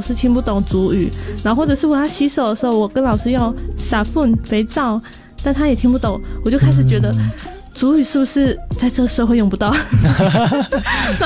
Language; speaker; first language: Chinese; non-native, local second language; Amis